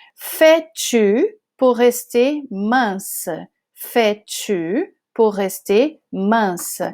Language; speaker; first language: French; non-native, fluent; Portuguese